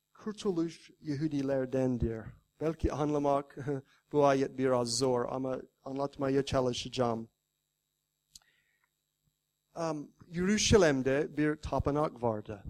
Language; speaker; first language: Turkish; non-native, fluent; English